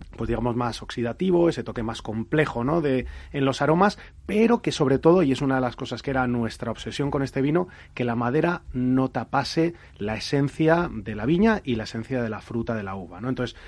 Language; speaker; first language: Spanish; native; Spanish